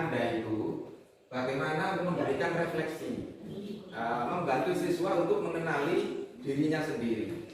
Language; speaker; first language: Indonesian; native; Indonesian